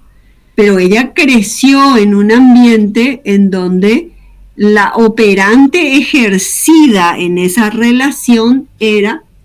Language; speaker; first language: Spanish; native; Spanish